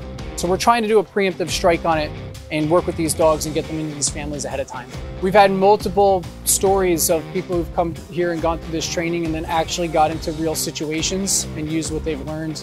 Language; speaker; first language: English; native; English